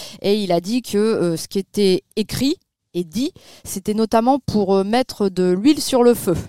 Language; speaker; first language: French; native; French